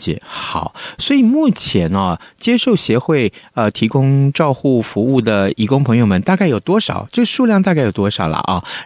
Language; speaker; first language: Chinese; native; Chinese